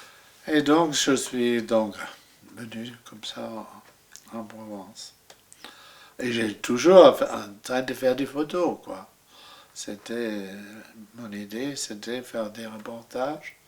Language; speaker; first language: French; non-native, fluent; German